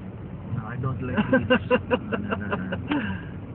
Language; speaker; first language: English; non-native, local second language; Filipino